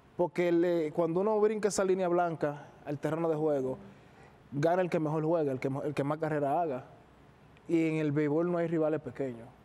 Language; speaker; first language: Spanish; native; Spanish